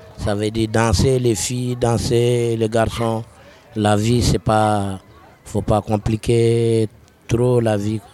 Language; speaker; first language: French; non-native, local second language; Mossi